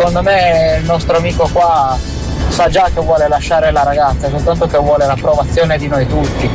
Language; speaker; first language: Italian; native; Italian